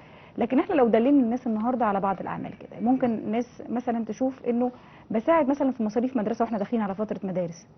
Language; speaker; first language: Arabic; native; Arabic